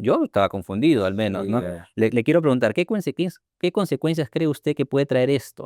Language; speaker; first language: Spanish; native; Spanish